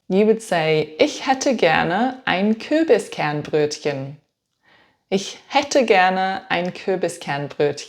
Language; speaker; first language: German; non-native, fluent; English